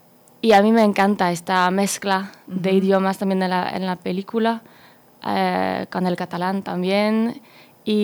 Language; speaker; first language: Spanish; non-native, fluent; French